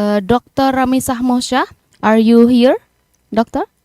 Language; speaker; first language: English; non-native, learner; Indonesian